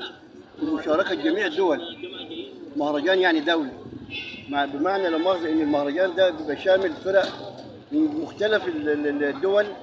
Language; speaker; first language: Arabic; native; Arabic